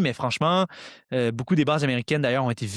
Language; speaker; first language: French; native; French